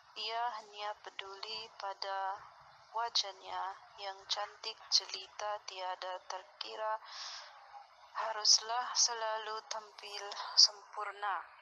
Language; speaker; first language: Indonesian; non-native, learner; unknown